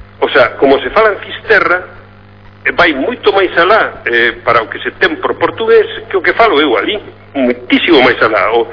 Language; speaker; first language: Galician; native; Galician